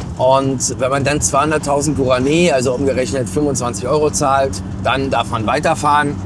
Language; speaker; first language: German; native; German